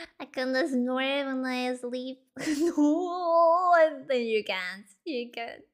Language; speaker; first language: English; non-native, learner; Spanish